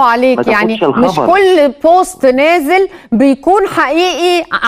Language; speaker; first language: Arabic; native; Arabic